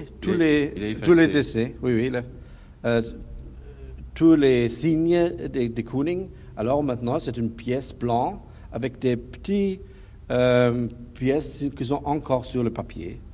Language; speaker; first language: French; non-native, learner; German